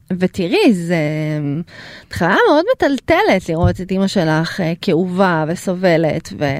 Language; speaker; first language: Hebrew; early bilingual, other home language; Russian